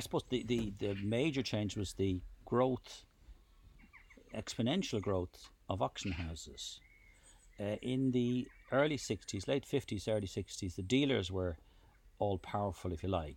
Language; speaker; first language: English; native; English